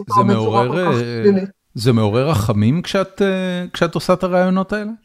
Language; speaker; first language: Hebrew; native; Hebrew